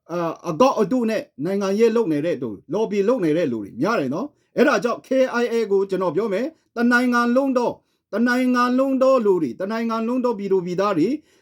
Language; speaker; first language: Burmese; non-native, local second language; Kachin